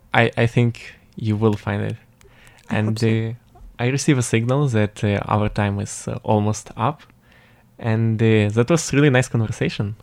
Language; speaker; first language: English; non-native, fluent; Ukrainian